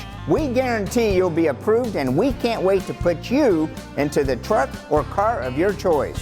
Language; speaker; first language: English; native; English